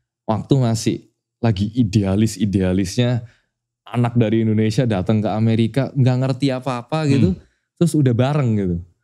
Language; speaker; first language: Indonesian; native; Indonesian